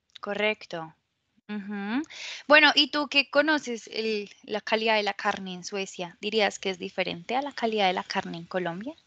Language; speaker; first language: Spanish; native; Spanish